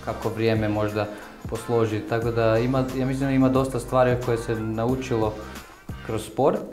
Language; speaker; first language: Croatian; early bilingual, heritage; Croatian